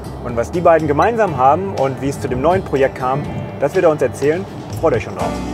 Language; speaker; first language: German; native; German